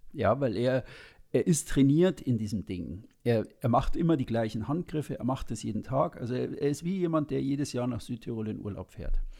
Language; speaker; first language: German; native; German